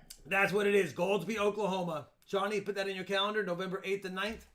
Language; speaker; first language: English; native; English